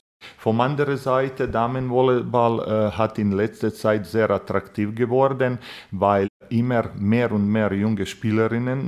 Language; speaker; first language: German; non-native, fluent; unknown